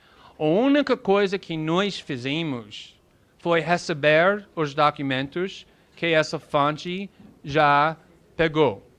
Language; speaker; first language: Portuguese; non-native, fluent; English